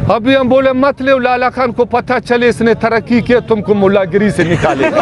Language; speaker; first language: Urdu; non-native, local second language; Pashto